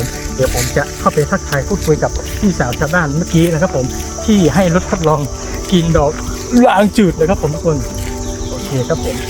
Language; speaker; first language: Thai; native; Thai